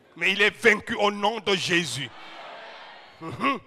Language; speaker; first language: French; non-native, local second language; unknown